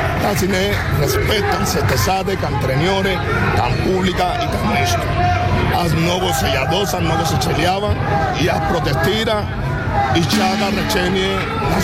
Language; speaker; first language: Bulgarian; non-native, learner; Spanish